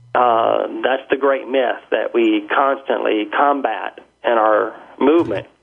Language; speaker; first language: English; native; English